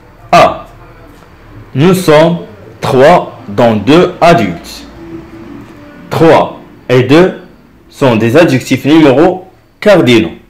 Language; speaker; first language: French; non-native, local second language; Arabic